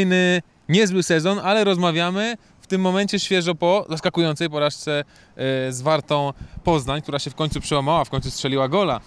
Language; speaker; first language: Polish; native; Polish